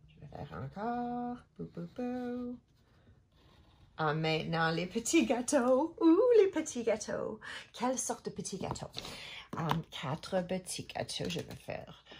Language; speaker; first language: French; non-native, learner; English